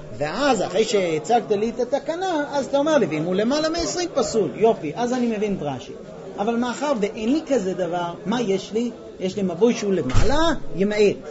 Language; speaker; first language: Hebrew; non-native, fluent; English